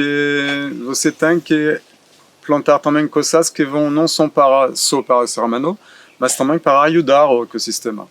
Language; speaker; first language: Portuguese; non-native, fluent; French